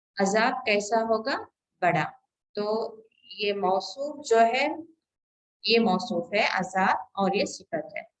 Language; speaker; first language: Urdu; native; Urdu